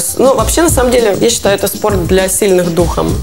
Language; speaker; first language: Russian; native; Russian